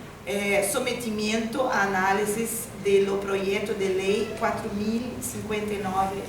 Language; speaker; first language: Spanish; non-native, fluent; Portuguese